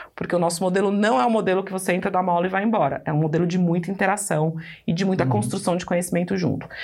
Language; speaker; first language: Portuguese; native; Portuguese